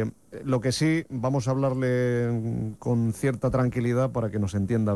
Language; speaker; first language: Spanish; native; Spanish